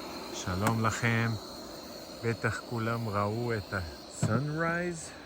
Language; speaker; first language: Hebrew; non-native, fluent; Portuguese